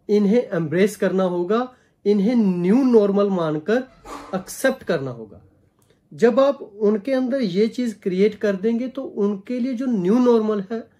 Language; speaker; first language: Hindi; non-native, local second language; Punjabi